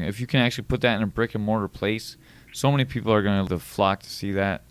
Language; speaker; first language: English; native; English